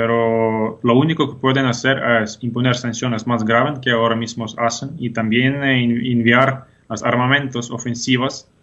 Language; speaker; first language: Spanish; non-native, fluent; Ukrainian